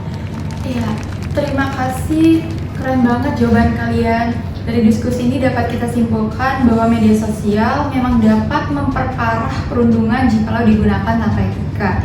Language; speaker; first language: Indonesian; native; Indonesian